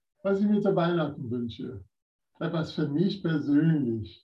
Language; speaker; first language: German; non-native, fluent; English